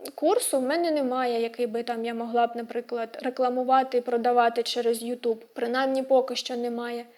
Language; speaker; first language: Ukrainian; non-native, local second language; Russian